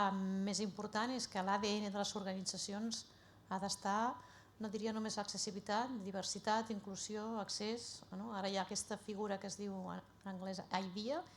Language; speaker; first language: Catalan; native; Catalan